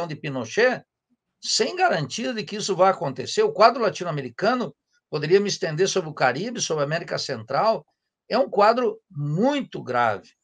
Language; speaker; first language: Portuguese; native; Portuguese